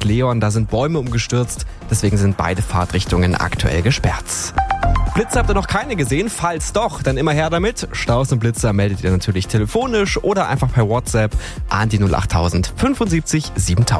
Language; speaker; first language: German; native; German